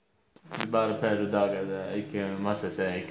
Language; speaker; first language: Norwegian; non-native, learner; Turkish